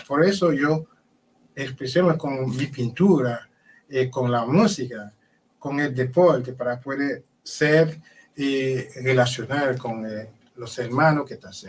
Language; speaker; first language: Spanish; non-native, learner; Haitian Creole